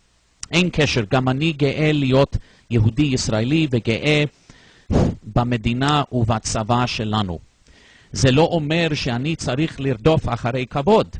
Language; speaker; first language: Hebrew; non-native, fluent; English